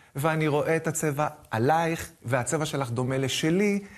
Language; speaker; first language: Hebrew; native; Hebrew